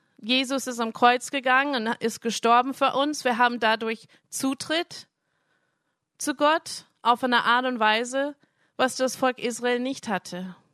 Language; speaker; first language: German; non-native, fluent; English